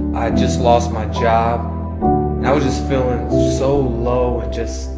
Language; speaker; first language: English; native; English